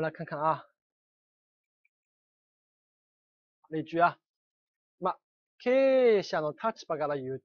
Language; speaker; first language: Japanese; non-native, fluent; Chinese